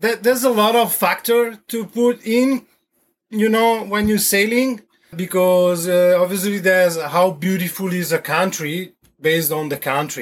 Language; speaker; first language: English; non-native, fluent; Italian